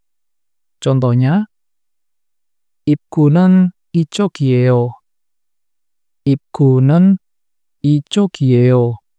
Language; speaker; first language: Korean; non-native, fluent; Indonesian